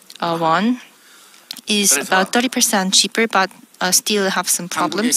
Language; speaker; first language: English; non-native, fluent; Korean